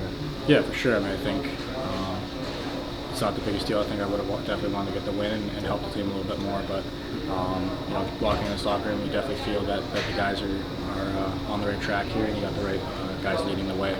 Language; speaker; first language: English; native; English